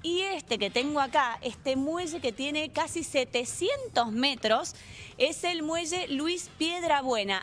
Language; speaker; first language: Spanish; native; Spanish